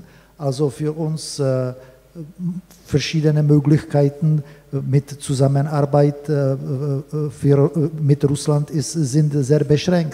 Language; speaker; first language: German; non-native, fluent; Czech